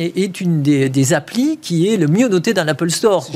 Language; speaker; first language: French; native; French